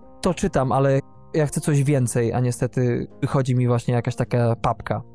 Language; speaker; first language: Polish; native; Polish